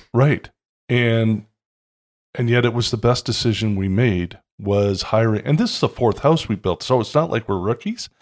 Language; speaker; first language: English; native; English